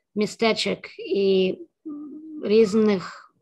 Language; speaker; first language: Ukrainian; native; Ukrainian